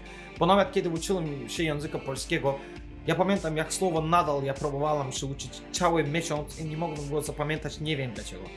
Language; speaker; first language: Polish; non-native, fluent; Azerbaijani